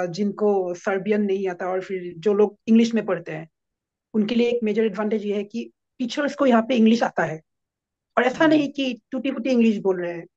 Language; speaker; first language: Hindi; non-native, local second language; Assamese